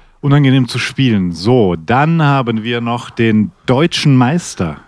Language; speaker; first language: German; native; German